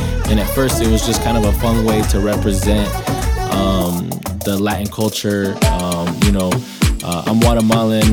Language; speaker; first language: English; native; English